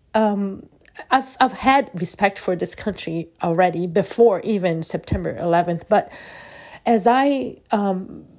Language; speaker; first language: English; non-native, fluent; Portuguese